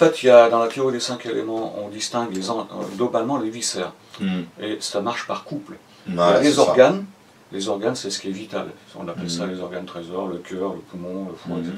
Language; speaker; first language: French; native; French